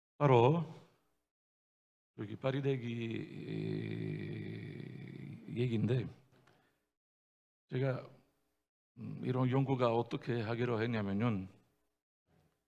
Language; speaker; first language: Korean; non-native, fluent; Italian